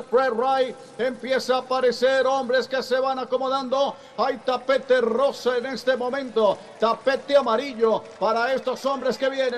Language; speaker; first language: Spanish; native; Spanish